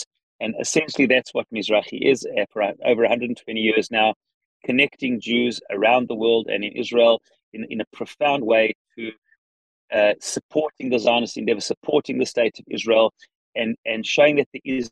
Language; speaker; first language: English; native; English